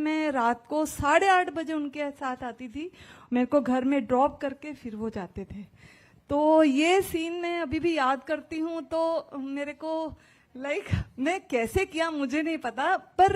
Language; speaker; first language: Hindi; non-native, local second language; Punjabi